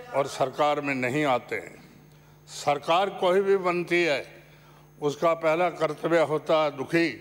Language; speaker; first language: Hindi; native; Hindi